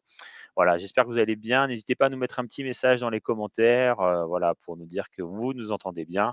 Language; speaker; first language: French; native; French